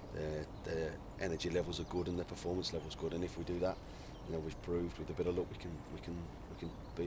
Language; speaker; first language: English; native; English